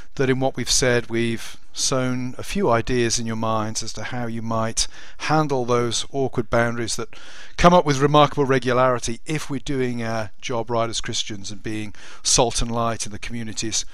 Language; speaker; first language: English; native; English